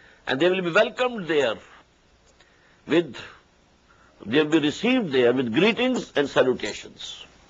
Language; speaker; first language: English; non-native, local second language; Urdu